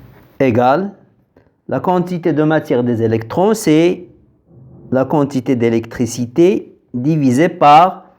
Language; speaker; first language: French; non-native, local second language; Arabic